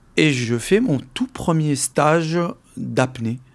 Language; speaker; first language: French; non-native, local second language; Arabic